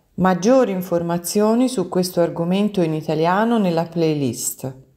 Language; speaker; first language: Italian; non-native, fluent; German